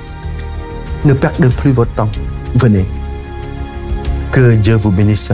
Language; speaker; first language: French; non-native, fluent; Khmer